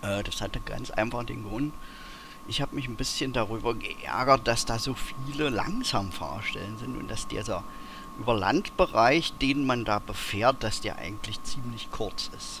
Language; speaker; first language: German; native; German